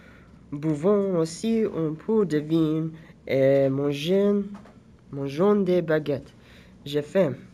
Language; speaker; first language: French; non-native, learner; English